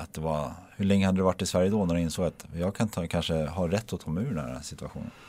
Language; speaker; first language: Swedish; native; Swedish